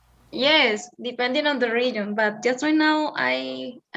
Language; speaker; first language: English; non-native, learner; Spanish